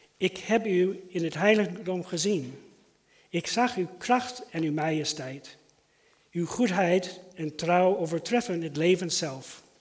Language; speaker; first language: Dutch; non-native, fluent; English